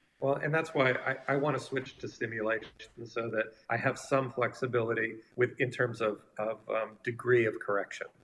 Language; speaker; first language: English; native; English